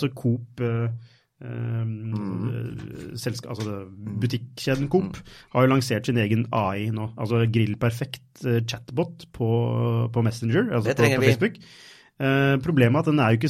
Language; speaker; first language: Norwegian; native; Norwegian